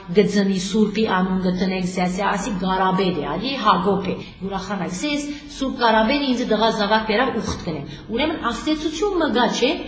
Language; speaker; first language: Armenian; early bilingual, heritage; Armenian